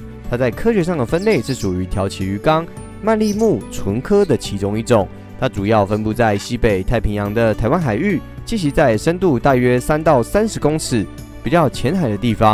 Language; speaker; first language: Chinese; native; Chinese